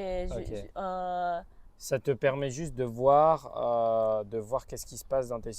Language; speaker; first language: French; native; French